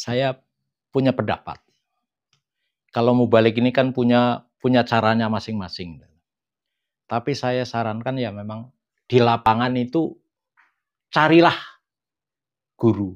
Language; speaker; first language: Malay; non-native, local second language; Javanese